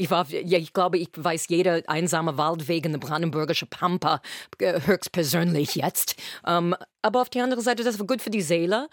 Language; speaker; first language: German; non-native, fluent; English